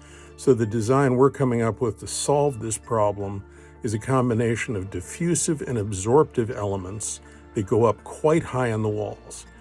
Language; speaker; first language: English; native; English